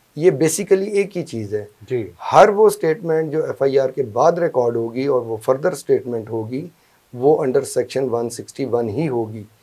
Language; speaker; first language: Urdu; non-native, local second language; Punjabi